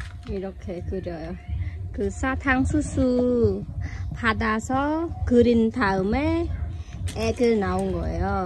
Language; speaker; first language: Korean; non-native, fluent; Khmer